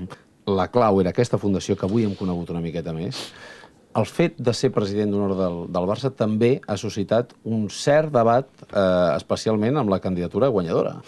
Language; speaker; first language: Catalan; native; Catalan